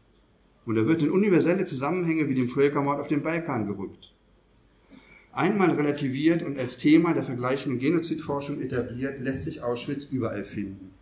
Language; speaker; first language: German; native; German